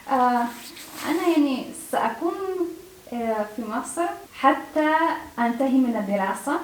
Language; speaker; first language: Arabic; non-native, learner; Czech